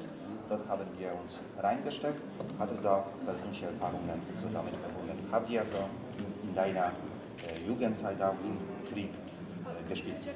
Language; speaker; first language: German; non-native, learner; Polish